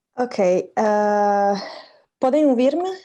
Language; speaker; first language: Portuguese; non-native, fluent; Croatian